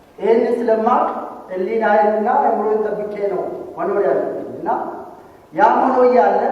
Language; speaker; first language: Amharic; non-native, local second language; Oromo